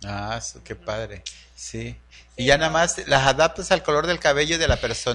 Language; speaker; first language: Spanish; native; Spanish